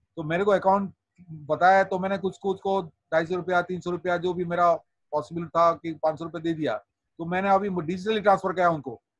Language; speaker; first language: Hindi; non-native, local second language; Odia